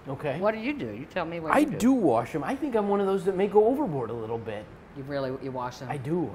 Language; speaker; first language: English; native; English